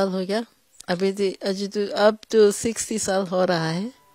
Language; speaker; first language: Hindi; non-native, local second language; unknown